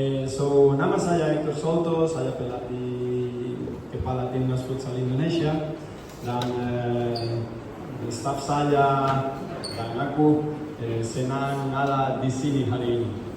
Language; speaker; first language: Indonesian; non-native, learner; Spanish